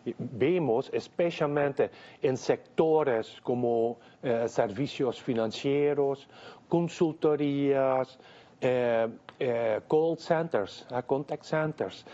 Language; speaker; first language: Spanish; non-native, fluent; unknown